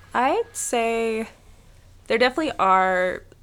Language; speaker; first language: English; native; English